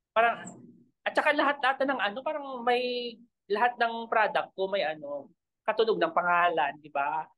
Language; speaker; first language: Filipino; non-native, local second language; Iloko